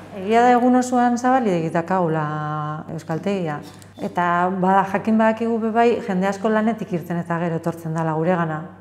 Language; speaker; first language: Basque; native; Basque